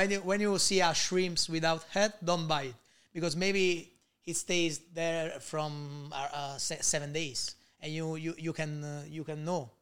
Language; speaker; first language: English; non-native, learner; Italian